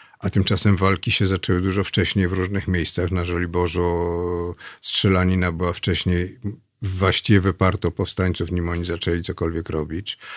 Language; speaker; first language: Polish; native; Polish